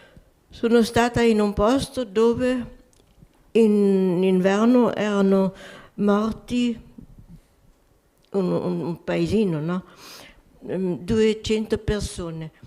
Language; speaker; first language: Italian; non-native, local second language; German